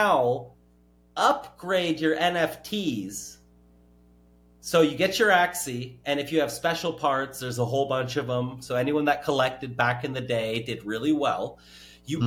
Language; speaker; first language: English; native; English